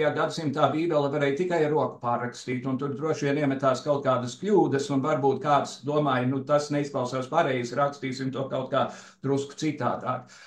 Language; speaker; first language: Latvian; early bilingual, heritage; Latvian